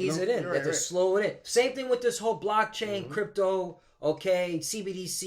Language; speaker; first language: English; native; English